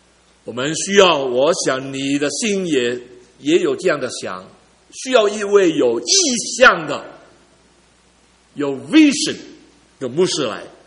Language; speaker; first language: Chinese; early bilingual, heritage; Cantonese